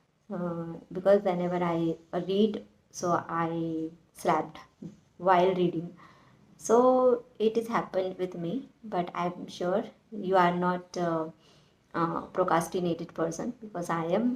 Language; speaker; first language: English; non-native, learner; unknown